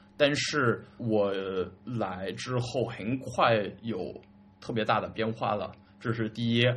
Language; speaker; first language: Chinese; early bilingual, other home language; English